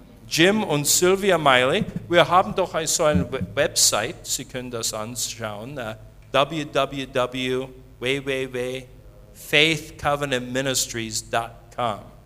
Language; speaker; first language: German; non-native, learner; English